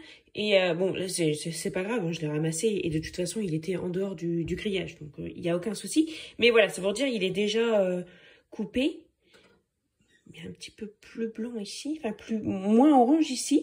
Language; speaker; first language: French; native; French